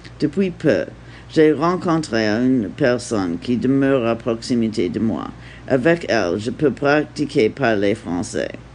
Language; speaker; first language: French; non-native, learner; English